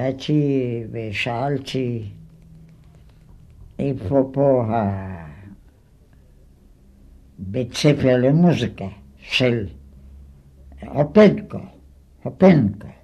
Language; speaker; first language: Hebrew; non-native, fluent; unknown